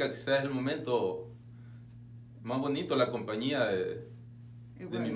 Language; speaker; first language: Spanish; native; Spanish